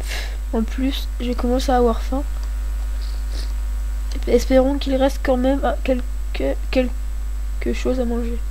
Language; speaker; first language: French; native; French